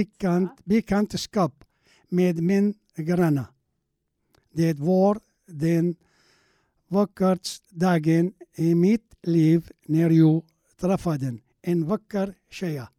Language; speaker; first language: Swedish; non-native, learner; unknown